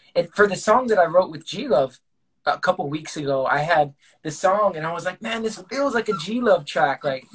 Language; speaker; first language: English; native; English